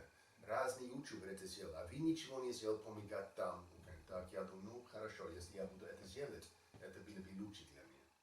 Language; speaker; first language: Russian; non-native, learner; English